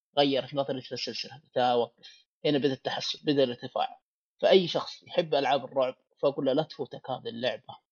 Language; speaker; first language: Arabic; native; Arabic